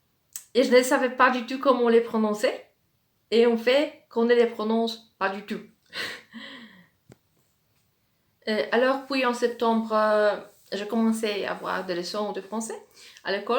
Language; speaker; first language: French; non-native, fluent; Polish